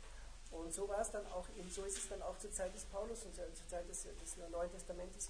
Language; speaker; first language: German; native; German